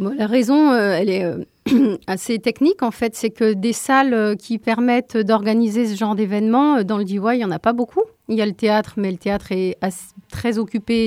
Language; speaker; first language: French; native; French